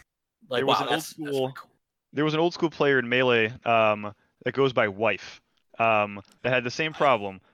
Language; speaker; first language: English; non-native, fluent; Portuguese